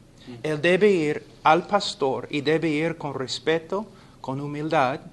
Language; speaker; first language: Spanish; non-native, fluent; English